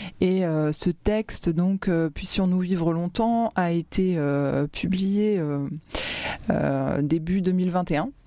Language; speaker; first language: French; native; French